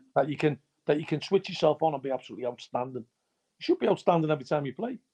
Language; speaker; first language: English; native; English